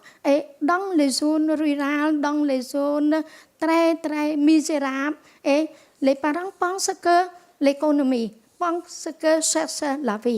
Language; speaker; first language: French; non-native, local second language; Khmer